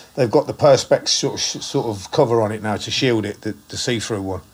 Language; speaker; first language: English; native; English